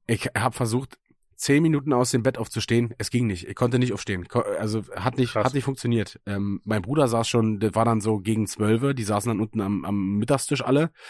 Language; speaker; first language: German; native; German